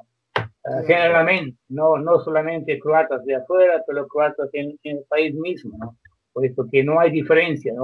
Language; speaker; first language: Spanish; non-native, fluent; Croatian